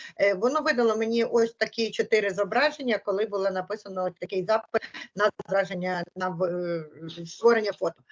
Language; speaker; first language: Ukrainian; native; Ukrainian